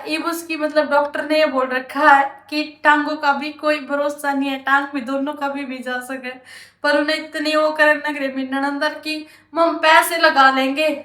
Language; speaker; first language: Hindi; native; Hindi